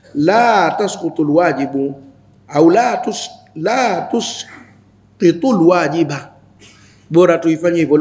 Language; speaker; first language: Swahili; native; Swahili